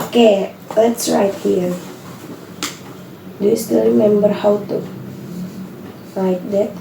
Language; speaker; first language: English; non-native, learner; Indonesian